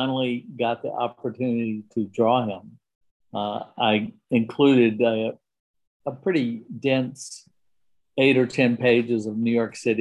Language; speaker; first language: English; native; English